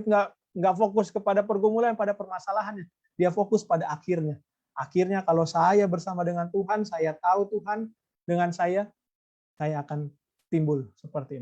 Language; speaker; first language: Indonesian; native; Indonesian